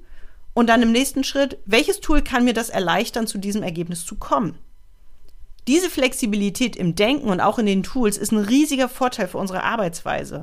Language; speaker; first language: German; native; German